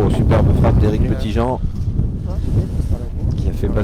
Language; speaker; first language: French; native; French